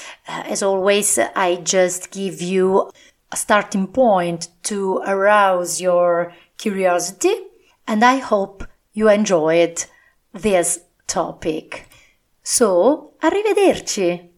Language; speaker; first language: English; non-native, fluent; Italian